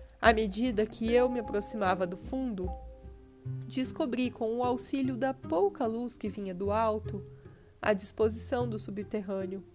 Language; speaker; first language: Portuguese; native; Portuguese